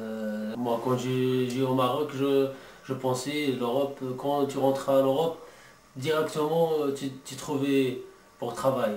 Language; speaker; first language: French; non-native, learner; Arabic